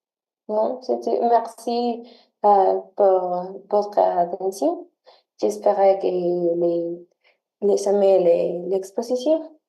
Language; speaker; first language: French; non-native, learner; Spanish